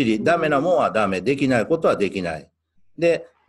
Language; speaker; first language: Japanese; native; Japanese